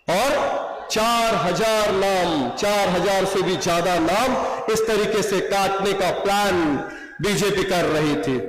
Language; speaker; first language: Hindi; non-native, local second language; Marathi